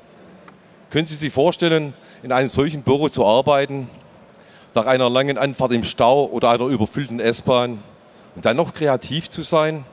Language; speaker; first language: German; native; German